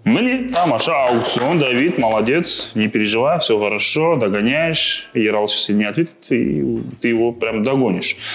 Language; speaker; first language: Russian; non-native, local second language; Kazakh